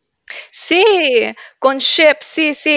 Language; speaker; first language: Spanish; early bilingual, heritage; Spanish